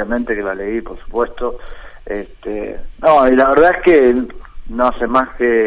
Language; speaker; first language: Spanish; native; Spanish